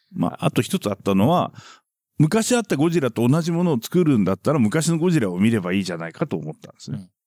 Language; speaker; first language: Japanese; native; Japanese